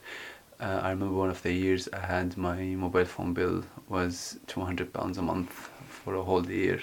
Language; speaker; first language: English; non-native, fluent; Arabic